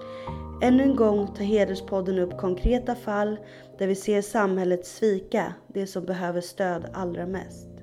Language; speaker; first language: Swedish; native; Swedish